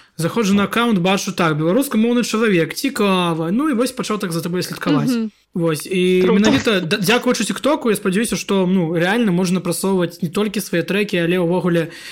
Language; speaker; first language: Belarusian; non-native, local second language; Russian